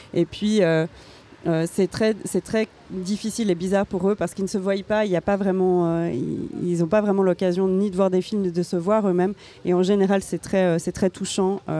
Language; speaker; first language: French; native; French